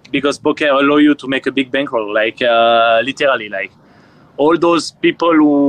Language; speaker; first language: English; non-native, fluent; French